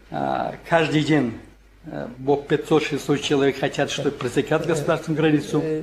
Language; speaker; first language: Russian; non-native, local second language; Tajik